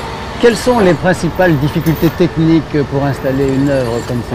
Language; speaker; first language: French; native; French